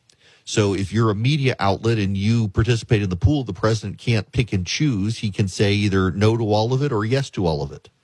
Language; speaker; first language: English; native; English